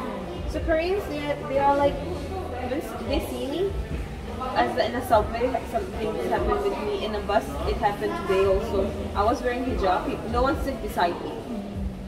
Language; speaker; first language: English; early bilingual, other home language; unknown